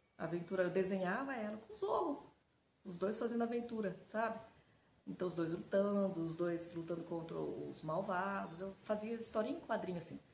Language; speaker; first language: Portuguese; early bilingual, other home language; Japanese